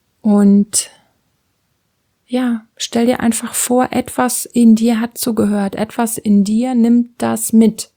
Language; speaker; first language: German; native; German